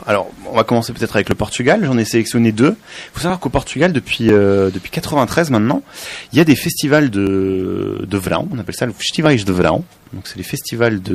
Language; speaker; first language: French; native; French